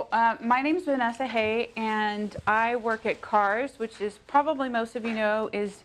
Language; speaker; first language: English; native; English